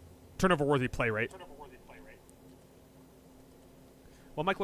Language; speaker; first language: English; native; English